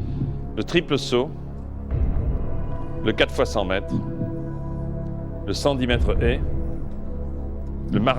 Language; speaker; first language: French; native; French